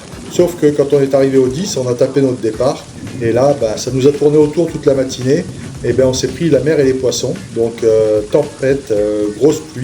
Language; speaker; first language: French; native; French